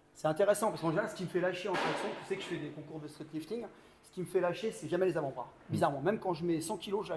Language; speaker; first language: French; native; French